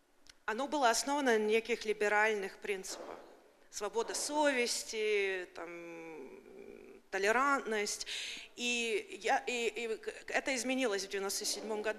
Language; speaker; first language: Russian; early bilingual, heritage; Russian